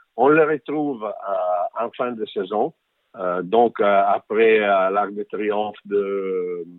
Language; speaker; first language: French; non-native, fluent; English